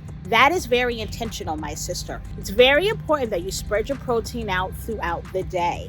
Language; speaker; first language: English; native; English